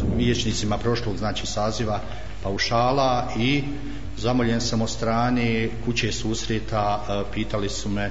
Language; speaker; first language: Croatian; native; Croatian